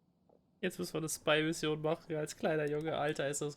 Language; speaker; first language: German; native; German